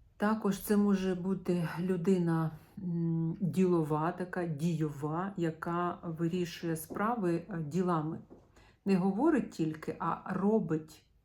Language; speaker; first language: Ukrainian; non-native, local second language; Russian